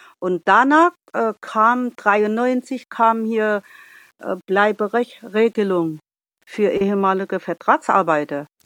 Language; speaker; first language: German; non-native, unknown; Vietnamese